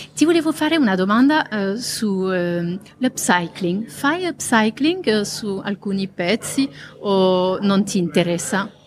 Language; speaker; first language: Italian; non-native, fluent; French